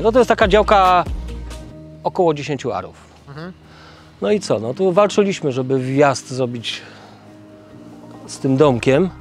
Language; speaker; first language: Polish; native; Polish